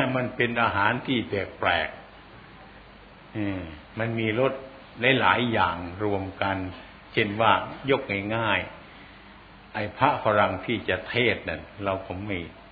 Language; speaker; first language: Thai; non-native, local second language; Northeastern Thai